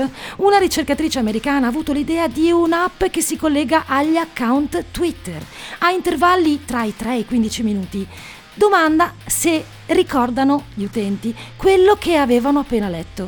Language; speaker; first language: Italian; native; Italian